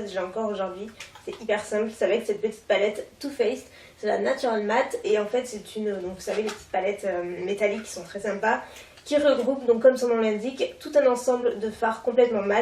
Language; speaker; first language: French; native; French